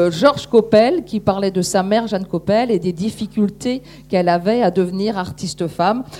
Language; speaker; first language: French; native; French